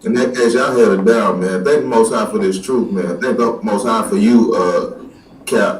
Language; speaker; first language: English; native; English